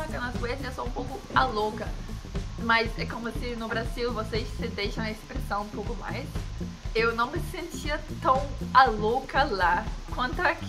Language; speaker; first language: Portuguese; non-native, fluent; Danish